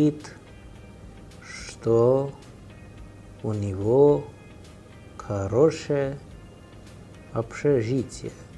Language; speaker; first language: Russian; non-native, fluent; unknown